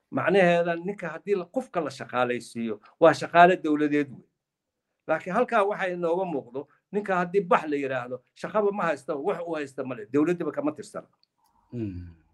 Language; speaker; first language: Somali; native; Somali